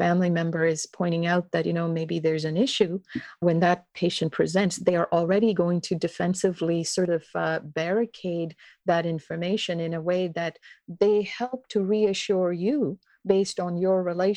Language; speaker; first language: English; non-native, local second language; Tamil